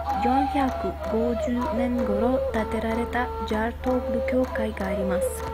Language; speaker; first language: Japanese; non-native, learner; Romanian